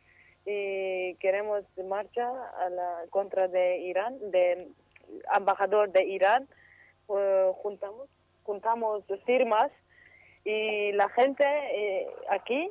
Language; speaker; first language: Spanish; non-native, learner; Kurdish